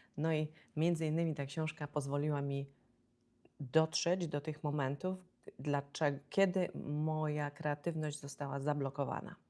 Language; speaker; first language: Polish; native; Polish